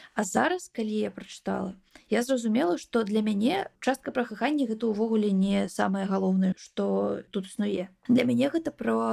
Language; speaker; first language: Belarusian; non-native, local second language; Russian